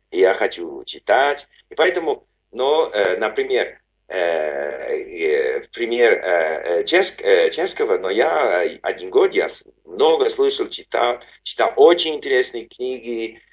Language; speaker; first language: Russian; non-native, learner; English